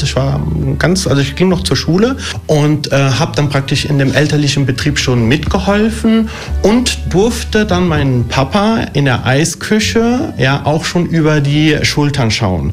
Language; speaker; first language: German; early bilingual, other home language; Italian